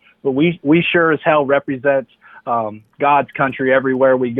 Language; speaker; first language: English; native; English